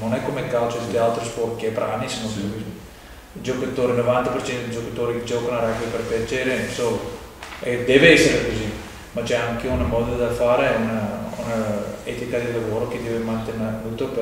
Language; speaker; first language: Italian; non-native, fluent; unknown